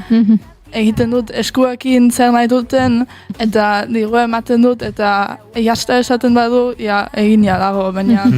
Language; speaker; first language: Basque; early bilingual, heritage; Basque